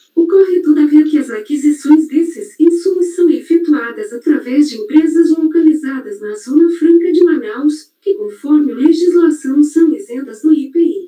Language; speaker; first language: Portuguese; native; Portuguese